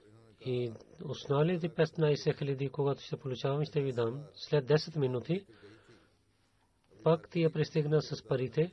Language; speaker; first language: Bulgarian; non-native, fluent; Urdu